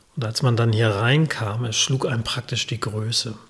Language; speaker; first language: German; native; German